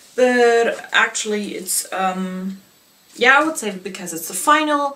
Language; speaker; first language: English; non-native, fluent; German